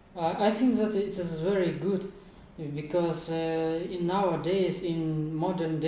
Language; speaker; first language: English; non-native, learner; Kazakh